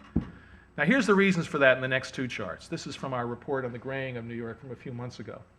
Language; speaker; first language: English; native; English